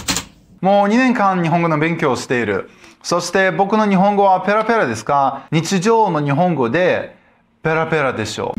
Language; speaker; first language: Japanese; non-native, learner; Russian